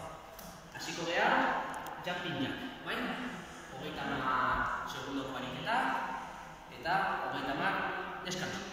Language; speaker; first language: Basque; native; Basque